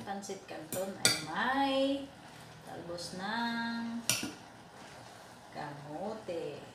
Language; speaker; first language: Filipino; native; Filipino